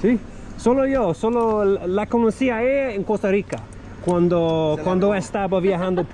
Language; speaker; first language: Spanish; non-native, learner; French